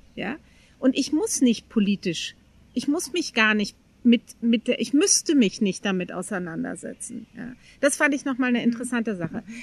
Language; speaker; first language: German; native; German